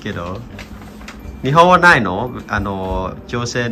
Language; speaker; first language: Japanese; non-native, fluent; Vietnamese